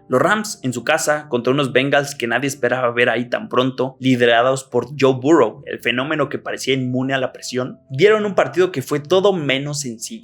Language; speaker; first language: Spanish; native; Spanish